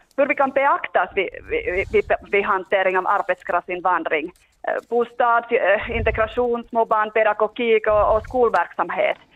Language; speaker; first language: Swedish; non-native, local second language; Finnish